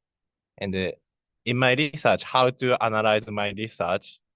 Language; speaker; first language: English; non-native, learner; Japanese